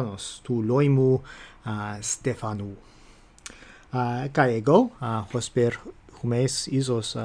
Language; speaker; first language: Greek; non-native, fluent; English